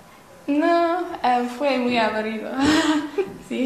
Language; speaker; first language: Spanish; non-native, learner; English